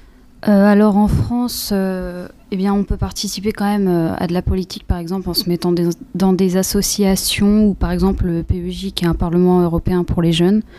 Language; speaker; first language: French; native; French